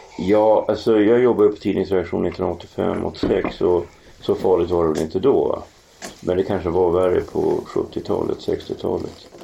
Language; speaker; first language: Swedish; native; Swedish